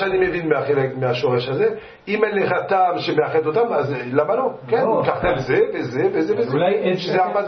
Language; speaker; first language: Hebrew; non-native, fluent; French